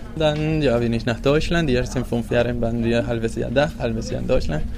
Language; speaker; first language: German; non-native, learner; Spanish